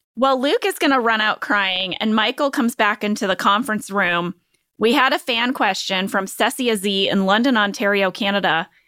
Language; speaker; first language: English; native; English